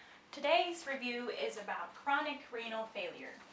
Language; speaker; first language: English; non-native, fluent; Japanese